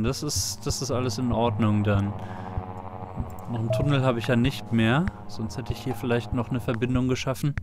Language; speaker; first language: German; native; German